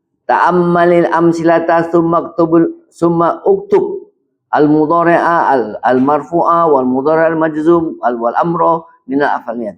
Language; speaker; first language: Arabic; non-native, fluent; Malay